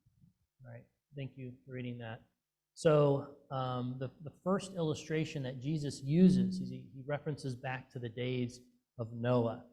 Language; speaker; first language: English; native; English